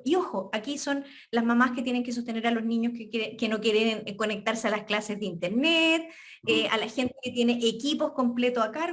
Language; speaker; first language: Spanish; native; Spanish